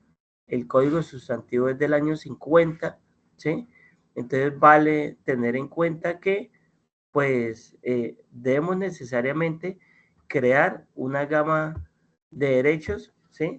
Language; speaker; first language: Spanish; native; Spanish